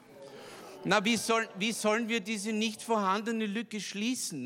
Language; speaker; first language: German; native; German